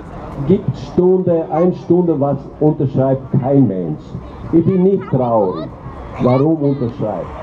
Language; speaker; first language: German; non-native, learner; Albanian